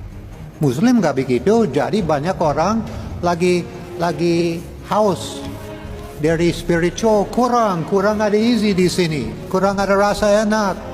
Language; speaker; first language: Indonesian; non-native, fluent; English